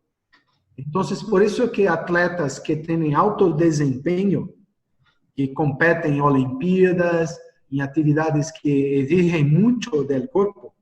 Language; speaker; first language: Spanish; non-native, learner; Portuguese